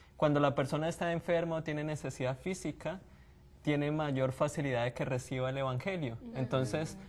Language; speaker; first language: Spanish; native; Spanish